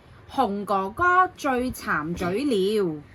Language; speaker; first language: Chinese; non-native, fluent; Cantonese